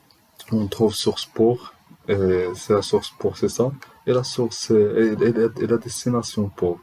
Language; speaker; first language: French; non-native, learner; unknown